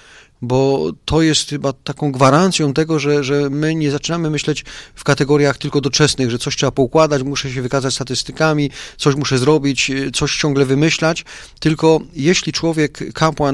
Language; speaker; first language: Polish; native; Polish